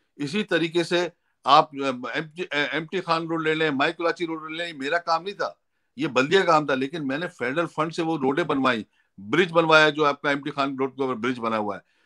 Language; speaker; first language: Urdu; native; Urdu